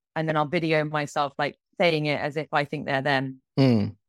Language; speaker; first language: English; native; English